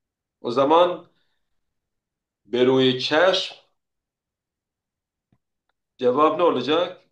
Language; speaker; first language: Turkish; non-native, fluent; Persian